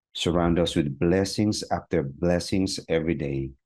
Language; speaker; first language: English; non-native, local second language; Filipino